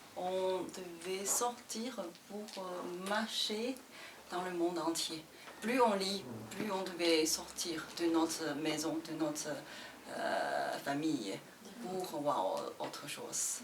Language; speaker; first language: French; non-native, fluent; Chinese